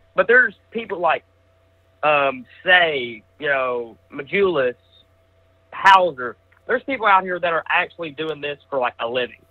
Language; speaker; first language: English; native; English